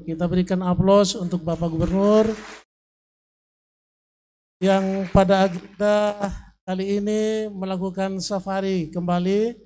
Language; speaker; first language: Indonesian; native; Indonesian